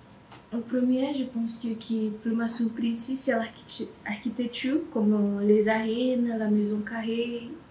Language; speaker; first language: French; non-native, learner; Portuguese